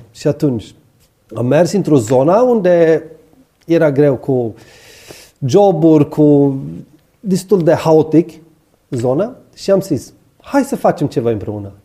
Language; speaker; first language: Romanian; non-native, fluent; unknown